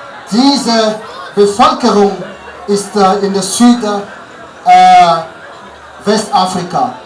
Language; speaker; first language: German; non-native, learner; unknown